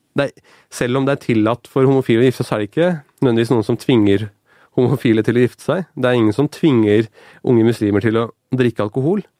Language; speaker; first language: Norwegian; early bilingual, other home language; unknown